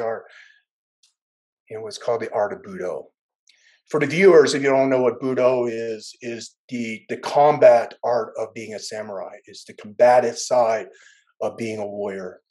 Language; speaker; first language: English; early bilingual, other home language; Vietnamese